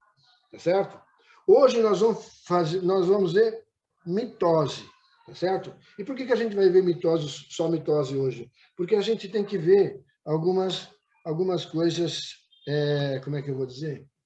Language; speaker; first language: Portuguese; native; Portuguese